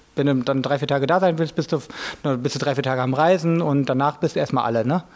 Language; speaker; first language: German; native; German